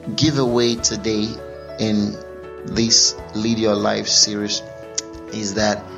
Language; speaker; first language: English; non-native, local second language; Igbo